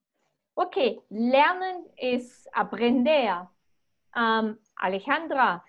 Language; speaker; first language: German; non-native, fluent; Spanish